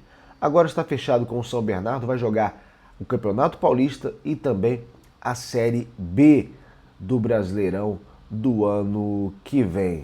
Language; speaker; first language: Portuguese; native; Portuguese